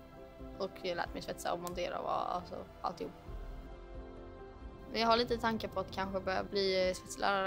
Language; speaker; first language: Swedish; native; Swedish